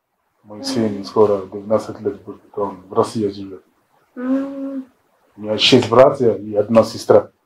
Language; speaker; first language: Russian; non-native, learner; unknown